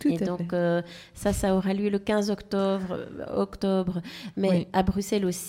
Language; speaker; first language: French; native; French